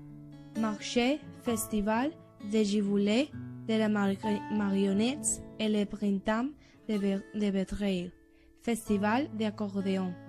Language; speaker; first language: French; non-native, learner; Spanish